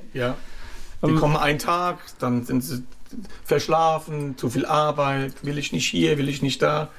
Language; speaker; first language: German; native; German